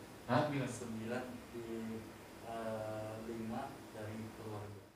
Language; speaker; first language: Indonesian; native; Indonesian